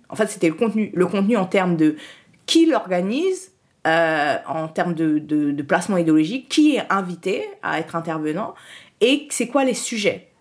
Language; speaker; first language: French; early bilingual, other home language; Haitian Creole